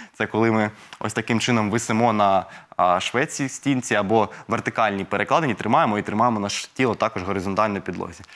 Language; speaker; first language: Ukrainian; non-native, local second language; Russian